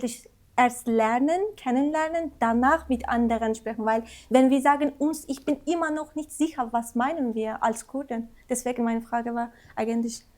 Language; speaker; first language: German; non-native, fluent; Kurdish